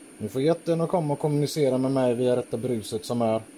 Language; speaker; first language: Swedish; native; Swedish